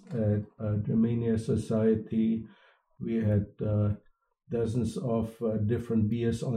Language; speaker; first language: English; non-native, fluent; German